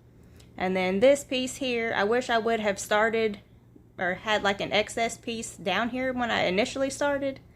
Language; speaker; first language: English; native; English